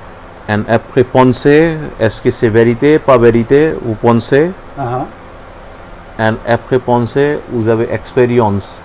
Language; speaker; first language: French; non-native, learner; Hindi